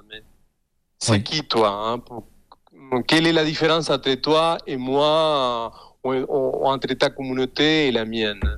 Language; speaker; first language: French; non-native, fluent; Spanish